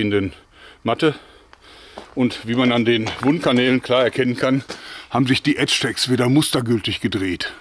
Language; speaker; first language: German; native; German